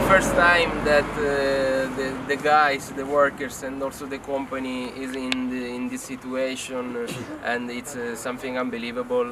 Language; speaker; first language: English; non-native, learner; Romanian